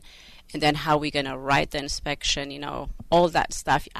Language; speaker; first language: English; non-native, fluent; Amharic